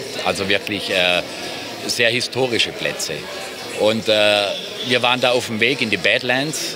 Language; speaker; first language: German; native; German